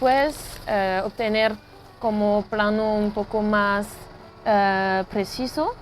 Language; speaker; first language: Spanish; non-native, fluent; French